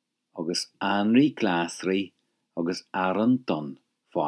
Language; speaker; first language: Irish; non-native, learner; English